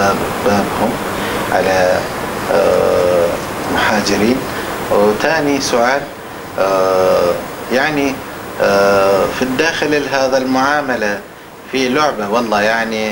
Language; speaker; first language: Arabic; non-native, learner; Turkish